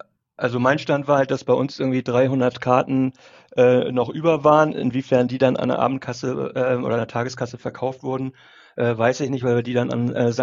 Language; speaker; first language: German; native; German